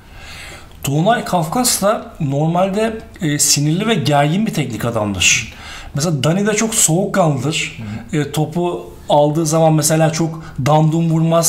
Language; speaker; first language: Turkish; native; Turkish